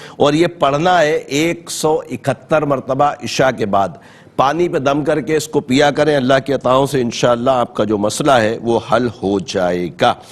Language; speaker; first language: Urdu; native; Urdu